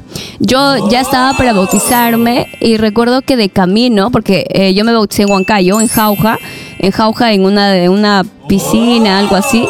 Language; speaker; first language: Spanish; native; Spanish